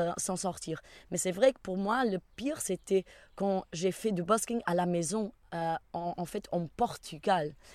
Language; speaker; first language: French; non-native, fluent; Portuguese